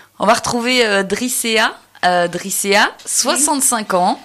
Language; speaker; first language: French; native; French